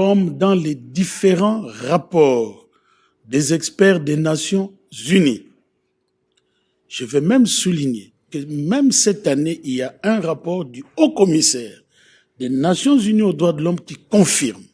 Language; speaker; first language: French; non-native, local second language; Lingala